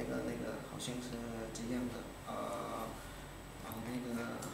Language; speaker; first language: Chinese; early bilingual, heritage; Indonesian